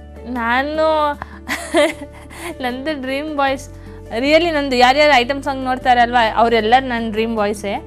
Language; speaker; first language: Kannada; non-native, local second language; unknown